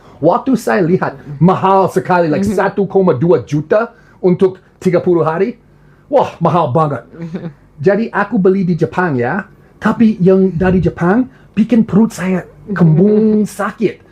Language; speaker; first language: Indonesian; non-native, learner; English